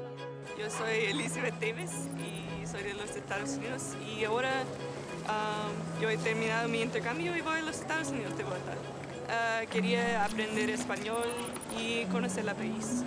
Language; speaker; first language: Spanish; non-native, learner; English